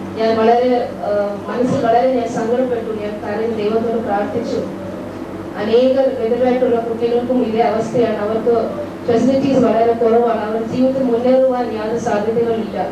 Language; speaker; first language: Malayalam; early bilingual, heritage; Malayalam